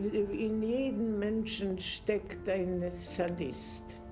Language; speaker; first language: German; non-native, fluent; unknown